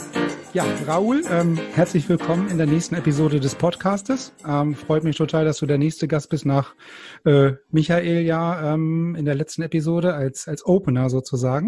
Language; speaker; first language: German; native; German